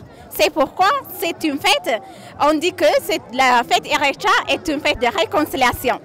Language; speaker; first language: French; non-native, fluent; Amharic